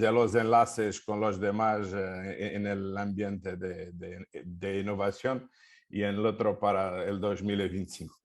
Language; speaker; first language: Spanish; non-native, fluent; Portuguese